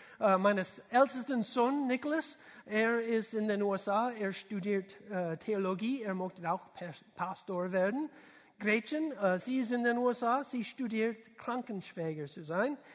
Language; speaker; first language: German; non-native, fluent; English